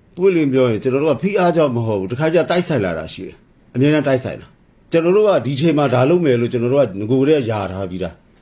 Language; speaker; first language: Burmese; non-native, local second language; S'gaw Karen